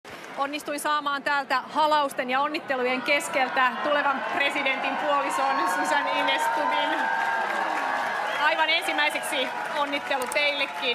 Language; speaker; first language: Finnish; native; Finnish